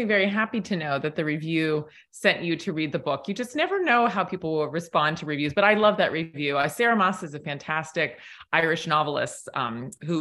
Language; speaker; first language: English; native; English